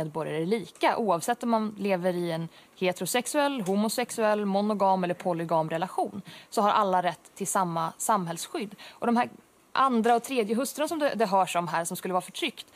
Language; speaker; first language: Swedish; native; Swedish